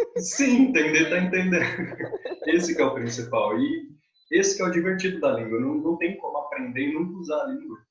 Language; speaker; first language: Portuguese; native; Portuguese